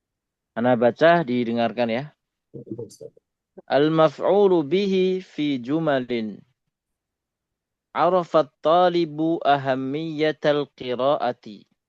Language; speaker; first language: Arabic; non-native, local second language; Indonesian